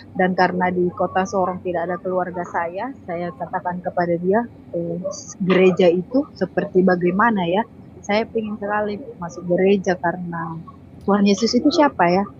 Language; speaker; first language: Indonesian; native; Indonesian